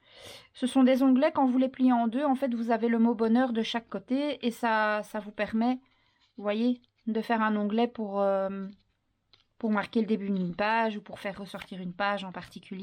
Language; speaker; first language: French; native; French